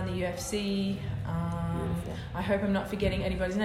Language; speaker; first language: English; native; English